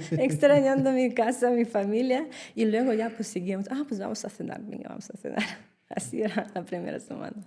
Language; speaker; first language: Spanish; early bilingual, heritage; Russian